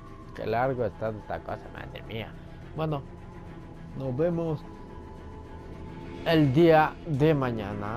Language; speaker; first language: Spanish; native; Spanish